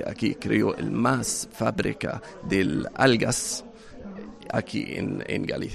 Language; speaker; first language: Spanish; non-native, learner; Arabic